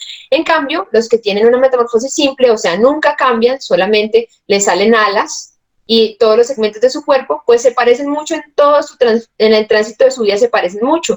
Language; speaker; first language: Spanish; native; Spanish